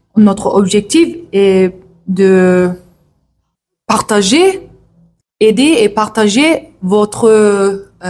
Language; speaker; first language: French; non-native, learner; English